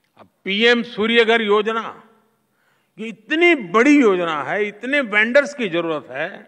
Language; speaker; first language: Hindi; non-native, local second language; Gujarati